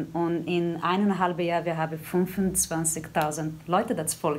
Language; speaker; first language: German; non-native, learner; Portuguese